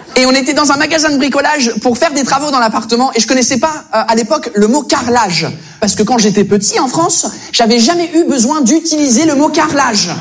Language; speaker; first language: French; early bilingual, other home language; English